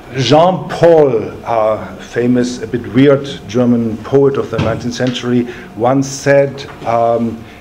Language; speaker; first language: English; non-native, fluent; German